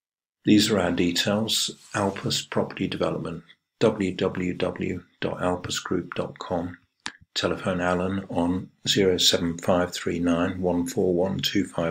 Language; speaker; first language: English; native; English